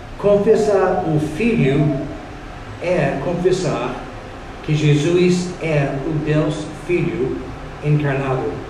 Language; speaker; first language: Portuguese; non-native, fluent; English